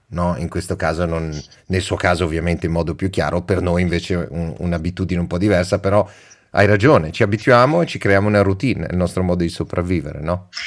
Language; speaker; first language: Italian; native; Italian